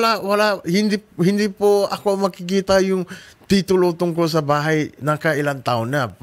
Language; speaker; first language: Filipino; non-native, learner; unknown